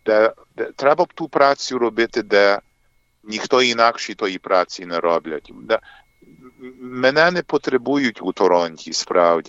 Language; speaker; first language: Ukrainian; early bilingual, heritage; English